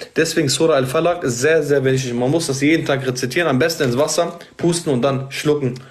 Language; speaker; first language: German; early bilingual, other home language; Arabic